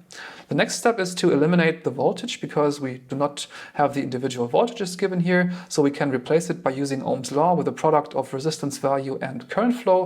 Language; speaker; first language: English; non-native, fluent; German